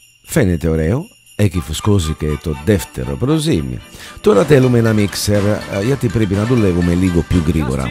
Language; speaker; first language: Greek; non-native, learner; Italian